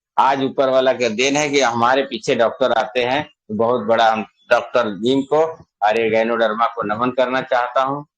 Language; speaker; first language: Hindi; native; Hindi